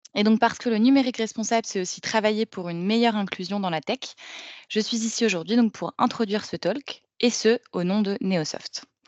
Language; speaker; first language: French; native; French